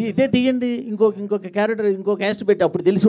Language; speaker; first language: Telugu; native; Telugu